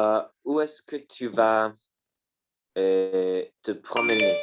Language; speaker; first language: French; non-native, learner; Spanish